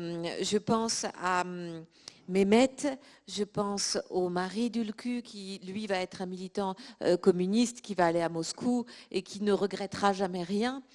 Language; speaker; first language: French; native; French